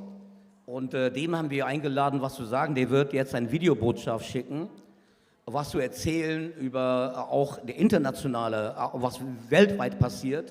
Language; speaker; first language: German; non-native, fluent; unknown